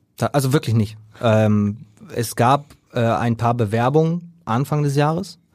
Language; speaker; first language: German; native; German